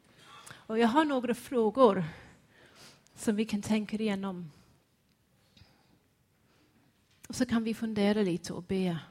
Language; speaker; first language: Swedish; non-native, fluent; English